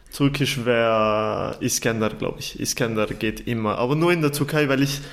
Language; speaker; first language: German; early bilingual, other home language; Turkish